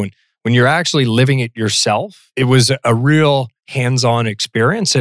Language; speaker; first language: English; native; English